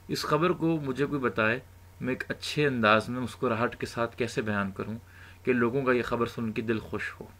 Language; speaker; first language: Urdu; native; Urdu